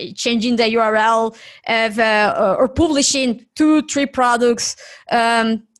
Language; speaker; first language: English; non-native, fluent; Spanish